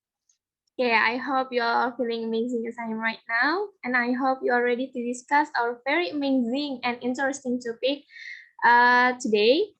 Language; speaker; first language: English; non-native, fluent; Indonesian